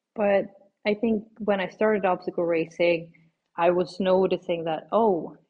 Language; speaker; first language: English; non-native, fluent; Swedish